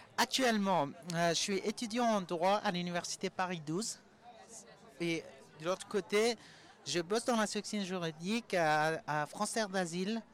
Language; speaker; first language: French; non-native, fluent; Persian